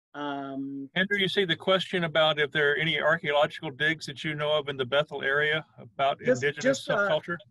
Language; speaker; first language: English; native; English